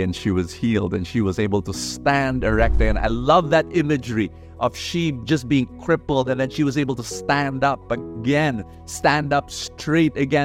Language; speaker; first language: English; non-native, local second language; Filipino